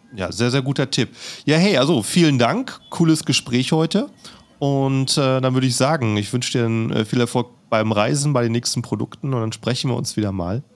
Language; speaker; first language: German; native; German